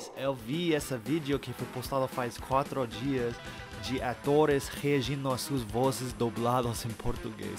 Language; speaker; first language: Portuguese; non-native, fluent; English